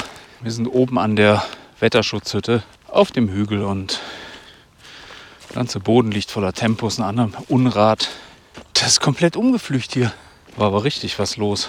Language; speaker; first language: German; native; German